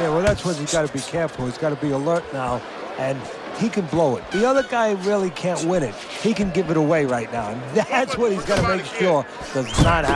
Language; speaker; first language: English; native; English